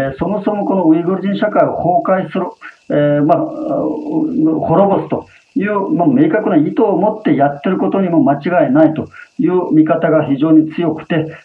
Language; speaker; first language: Japanese; non-native, fluent; Uyghur